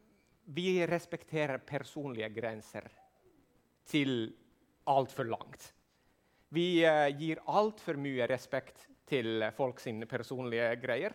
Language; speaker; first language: Swedish; non-native, fluent; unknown